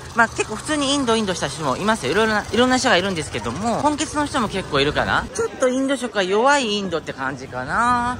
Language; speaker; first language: Japanese; native; Japanese